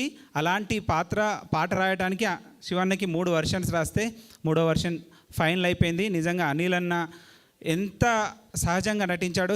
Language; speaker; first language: Telugu; native; Telugu